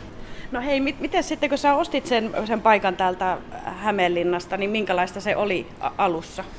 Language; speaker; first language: Finnish; native; Finnish